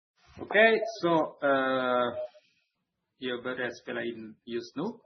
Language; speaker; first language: Swedish; non-native, learner; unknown